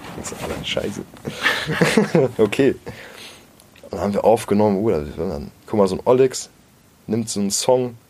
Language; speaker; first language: German; native; German